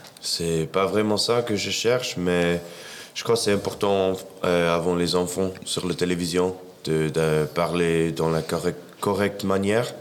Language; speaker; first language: French; non-native, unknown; English